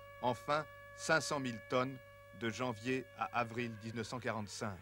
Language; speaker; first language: French; native; French